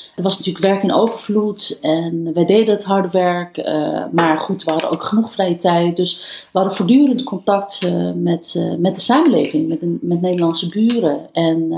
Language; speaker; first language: Dutch; early bilingual, other home language; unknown